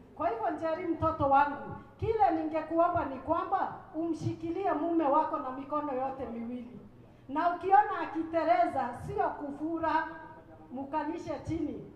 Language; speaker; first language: Swahili; non-native, local second language; Kikuyu